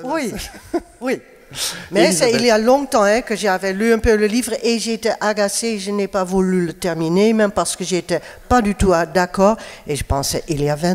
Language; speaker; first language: French; non-native, fluent; Dutch